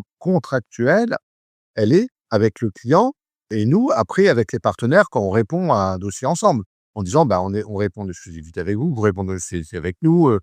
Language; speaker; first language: French; native; French